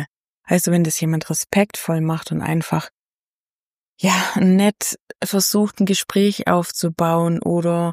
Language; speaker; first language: German; native; German